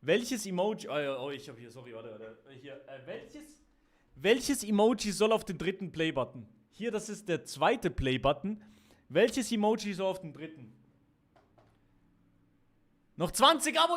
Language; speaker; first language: German; native; German